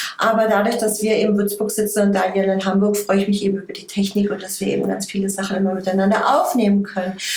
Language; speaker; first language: German; native; German